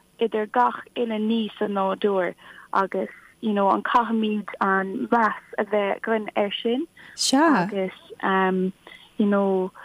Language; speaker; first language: Irish; non-native, local second language; English